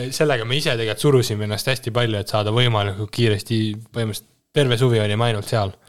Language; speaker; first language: Estonian; native; Estonian